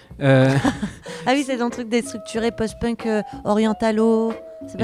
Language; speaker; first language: French; native; French